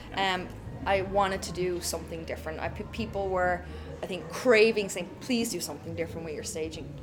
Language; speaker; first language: English; native; English